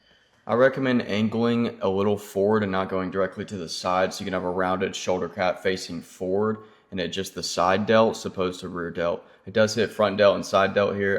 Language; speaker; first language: English; native; English